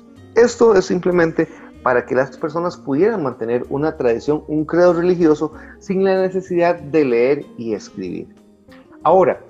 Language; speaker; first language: Spanish; native; Spanish